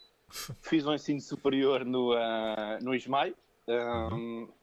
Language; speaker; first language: Portuguese; early bilingual, other home language; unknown